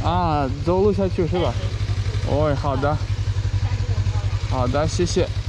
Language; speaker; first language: Chinese; non-native, fluent; Russian